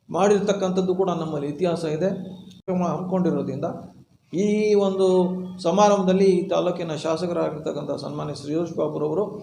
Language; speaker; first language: Kannada; non-native, local second language; Lambadi